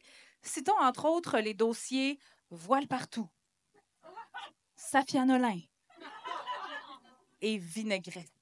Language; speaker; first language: French; native; French